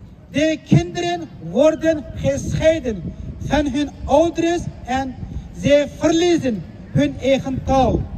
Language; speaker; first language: Dutch; non-native, fluent; Uyghur